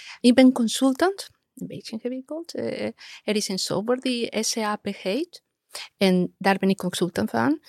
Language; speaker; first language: Dutch; non-native, fluent; Spanish